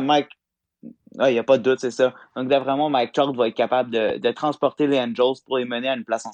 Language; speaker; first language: French; native; French